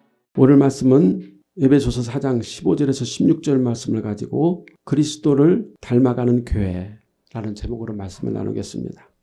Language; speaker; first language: Korean; native; Korean